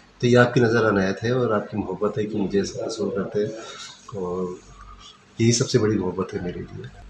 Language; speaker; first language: Urdu; non-native, local second language; Pashto